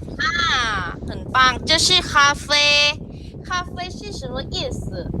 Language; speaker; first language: Chinese; non-native, learner; Thai